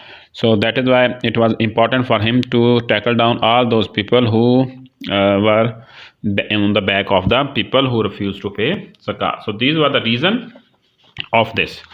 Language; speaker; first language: English; non-native, local second language; Urdu